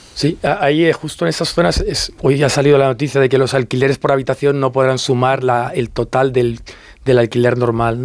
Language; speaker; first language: Spanish; native; Spanish